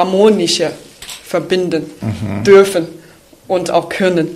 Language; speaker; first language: German; non-native, fluent; Chinese